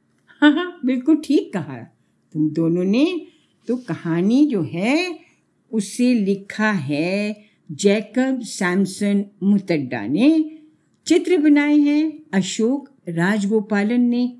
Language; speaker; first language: Hindi; native; Hindi